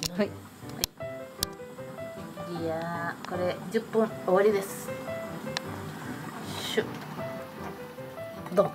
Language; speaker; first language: Japanese; non-native, learner; Spanish